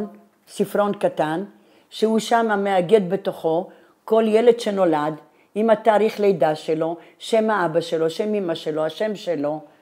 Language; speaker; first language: Hebrew; non-native, fluent; Italian